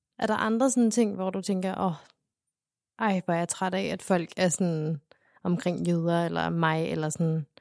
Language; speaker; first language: Danish; native; Danish